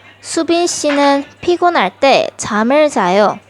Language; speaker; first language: Korean; non-native, fluent; Thai